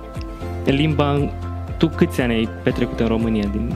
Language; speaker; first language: Romanian; native; Romanian